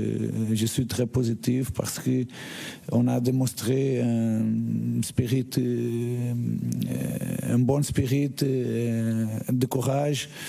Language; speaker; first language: French; non-native, learner; Portuguese